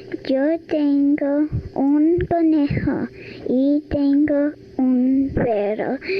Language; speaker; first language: Spanish; non-native, learner; English